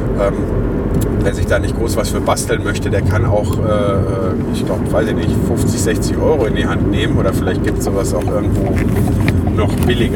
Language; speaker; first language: German; native; German